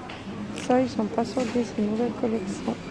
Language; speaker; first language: French; native; French